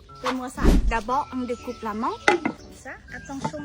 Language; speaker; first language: French; non-native, learner; Thai